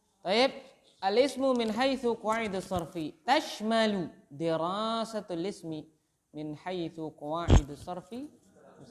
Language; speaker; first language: Arabic; non-native, fluent; Indonesian